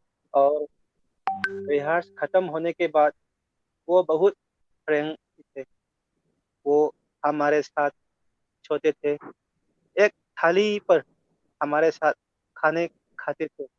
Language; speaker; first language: Hindi; non-native, local second language; Manipuri